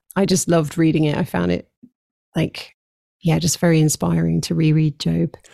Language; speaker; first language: English; native; English